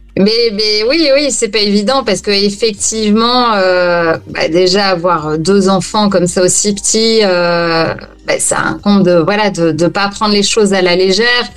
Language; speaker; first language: French; native; French